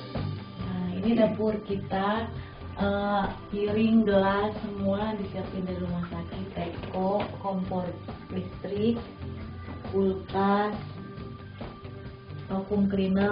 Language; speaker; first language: Indonesian; native; Indonesian